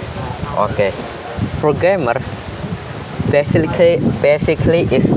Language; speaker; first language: English; non-native, learner; Indonesian